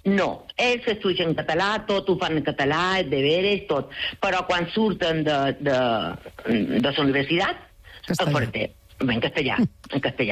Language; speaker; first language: Catalan; non-native, local second language; Spanish